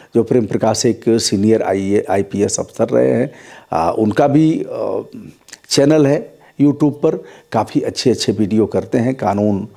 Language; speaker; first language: Hindi; native; Hindi